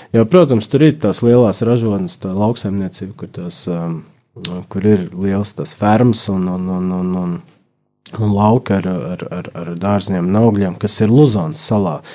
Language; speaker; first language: Latvian; native; Latvian